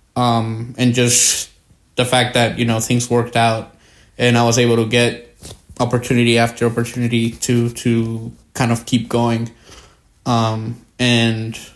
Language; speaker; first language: English; early bilingual, other home language; Spanish